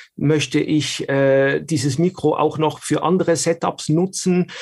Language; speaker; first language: German; native; German